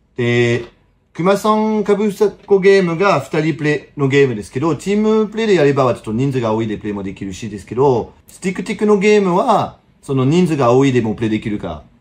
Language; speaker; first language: Japanese; non-native, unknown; French